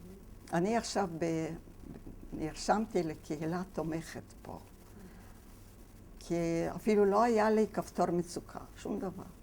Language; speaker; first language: Hebrew; non-native, fluent; Yiddish